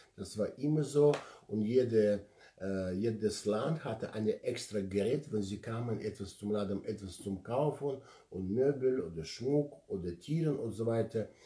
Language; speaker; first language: German; non-native, learner; Russian